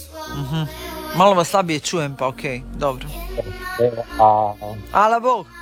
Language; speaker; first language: Serbian; native; Serbian